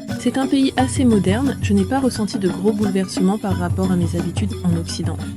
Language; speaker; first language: French; native; French